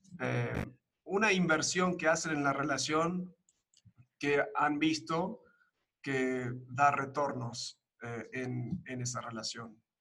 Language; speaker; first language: Spanish; early bilingual, other home language; English